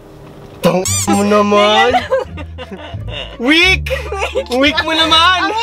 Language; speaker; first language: Filipino; native; Filipino